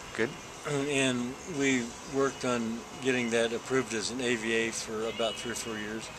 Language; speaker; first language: English; native; English